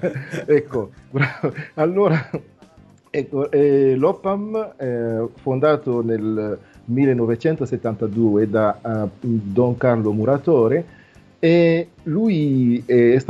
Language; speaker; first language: Italian; non-native, fluent; Nande